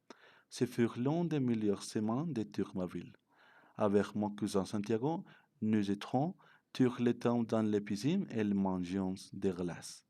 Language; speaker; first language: French; non-native, learner; Spanish